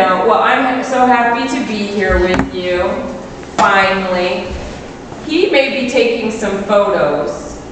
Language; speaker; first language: English; native; English